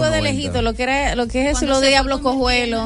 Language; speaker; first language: Spanish; native; Spanish